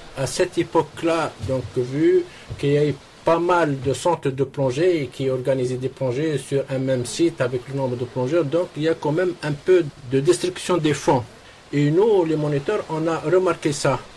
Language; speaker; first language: French; non-native, local second language; Arabic